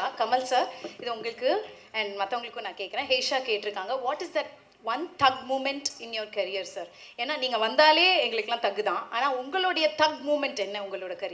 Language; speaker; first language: Tamil; native; Tamil